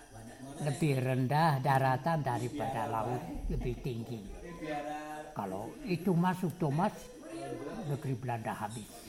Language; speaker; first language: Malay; non-native, local second language; Javanese